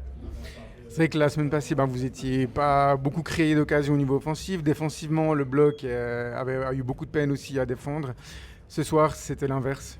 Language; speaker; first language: French; native; French